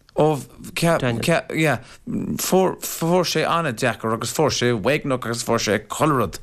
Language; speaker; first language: Irish; non-native, local second language; English